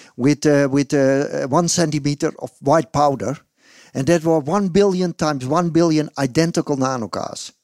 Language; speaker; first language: English; non-native, fluent; Dutch